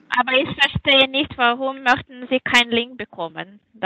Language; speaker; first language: German; non-native, fluent; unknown